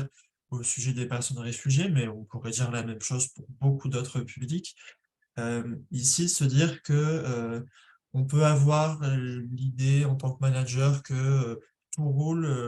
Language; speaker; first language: French; native; French